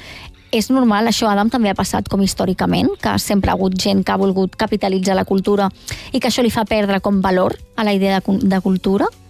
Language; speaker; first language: Catalan; native; Catalan